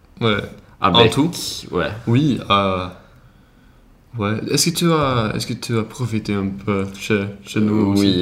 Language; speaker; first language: French; non-native, learner; Swedish